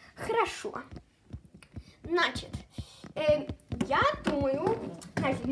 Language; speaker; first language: Russian; early bilingual, heritage; Russian